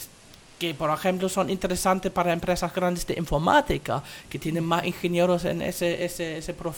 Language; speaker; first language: Spanish; non-native, fluent; German